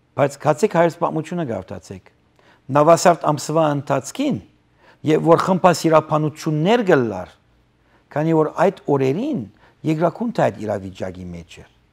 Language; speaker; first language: Armenian; early bilingual, heritage; Armenian